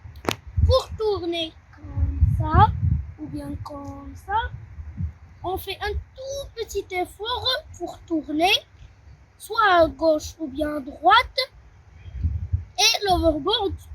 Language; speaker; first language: French; native; French